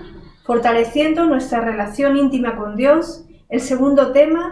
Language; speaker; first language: Spanish; native; Spanish